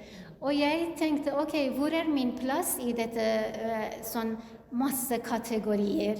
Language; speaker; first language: Norwegian; non-native, learner; Kurdish